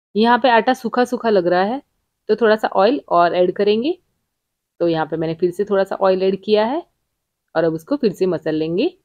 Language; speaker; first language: Hindi; non-native, local second language; Gujarati